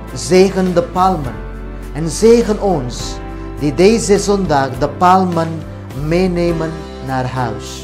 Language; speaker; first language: Dutch; non-native, fluent; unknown